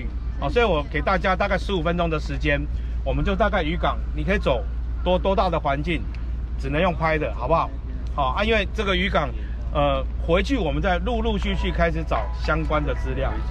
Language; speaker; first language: Chinese; native; Chinese